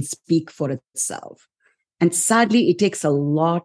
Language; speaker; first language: English; non-native, local second language; Tamil